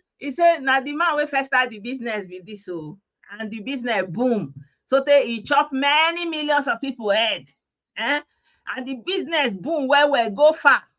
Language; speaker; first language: Nigerian Pidgin; non-native, local second language; Igbo